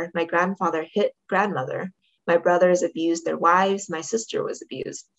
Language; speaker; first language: English; native; English